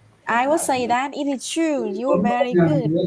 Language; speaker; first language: English; non-native, learner; Vietnamese